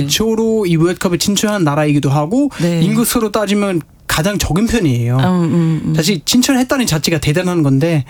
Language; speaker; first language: Korean; non-native, fluent; German